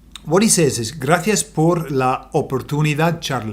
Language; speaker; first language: Spanish; non-native, fluent; English